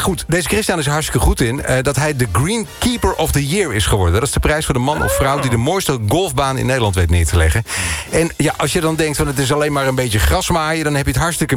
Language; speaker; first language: Dutch; native; Dutch